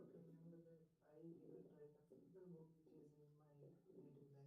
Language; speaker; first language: English; non-native, learner; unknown